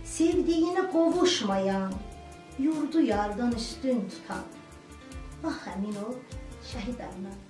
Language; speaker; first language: Azerbaijani; non-native, local second language; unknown